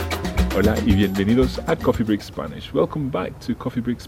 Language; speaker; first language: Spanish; non-native, fluent; English